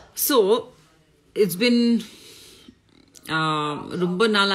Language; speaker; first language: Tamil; non-native, local second language; Assamese